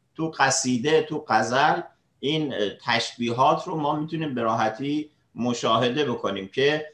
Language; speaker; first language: Persian; native; Persian